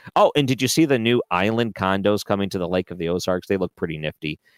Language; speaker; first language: English; native; English